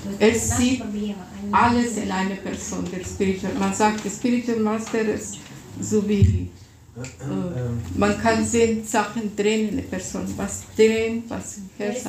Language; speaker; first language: German; non-native, fluent; Russian